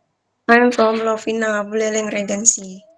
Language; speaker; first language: English; non-native, learner; Balinese